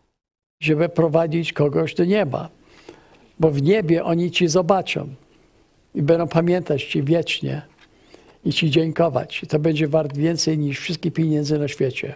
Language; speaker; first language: Polish; early bilingual, heritage; English